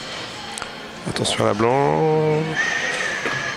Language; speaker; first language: French; native; French